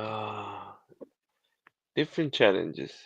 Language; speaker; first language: English; non-native, learner; Persian